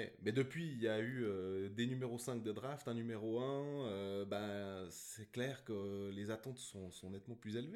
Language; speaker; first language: French; native; French